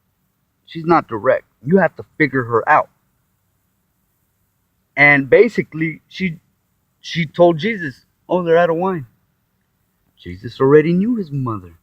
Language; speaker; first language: English; native; English